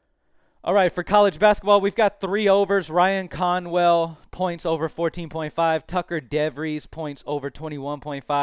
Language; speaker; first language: English; native; English